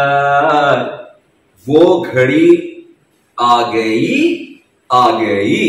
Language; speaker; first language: Hindi; non-native, local second language; Bangla